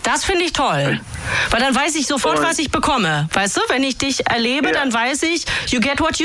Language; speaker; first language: German; native; German